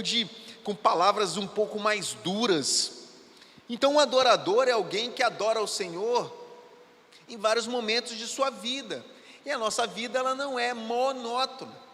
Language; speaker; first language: Portuguese; native; Portuguese